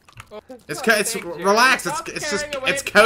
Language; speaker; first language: English; native; English